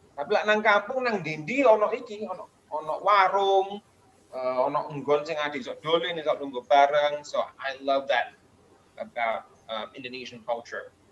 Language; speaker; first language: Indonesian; non-native, fluent; English